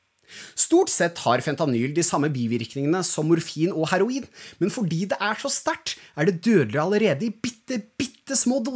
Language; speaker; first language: Norwegian; native; Norwegian